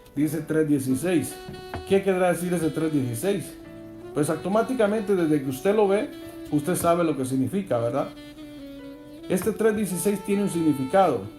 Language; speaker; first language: Spanish; native; Spanish